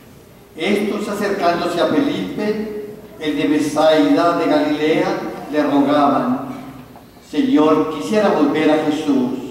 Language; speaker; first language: Spanish; native; Spanish